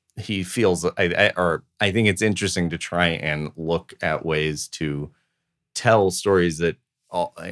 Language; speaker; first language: English; native; English